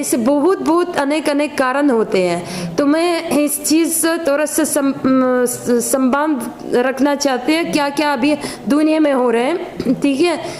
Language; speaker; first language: Hindi; non-native, fluent; Ukrainian